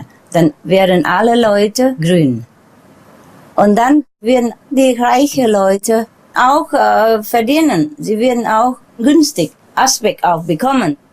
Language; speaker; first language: German; non-native, learner; Vietnamese